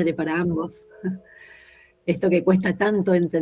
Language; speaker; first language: Spanish; native; Spanish